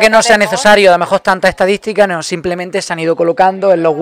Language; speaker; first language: Spanish; native; Spanish